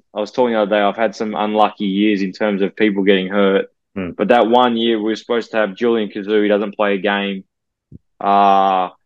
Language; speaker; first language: English; native; English